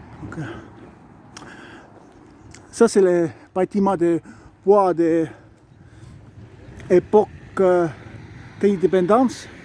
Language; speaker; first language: French; non-native, learner; Estonian